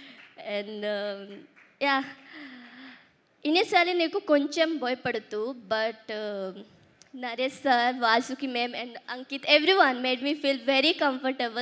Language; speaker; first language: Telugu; early bilingual, heritage; Telugu